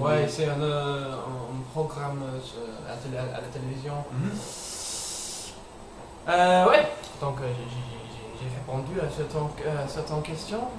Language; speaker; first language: French; non-native, learner; English